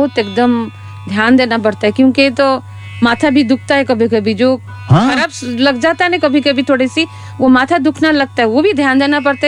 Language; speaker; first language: Hindi; non-native, local second language; Odia